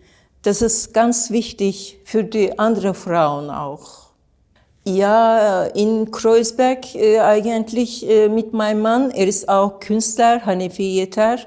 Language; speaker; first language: German; non-native, learner; Turkish